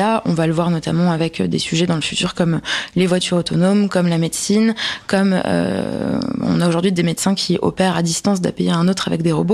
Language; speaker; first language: French; native; French